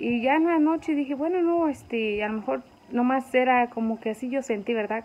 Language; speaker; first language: Spanish; native; Spanish